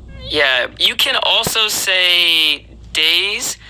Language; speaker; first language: English; native; English